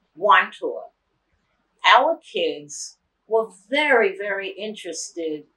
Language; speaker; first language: English; native; English